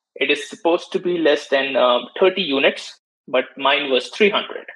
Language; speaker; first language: English; non-native, local second language; Hindi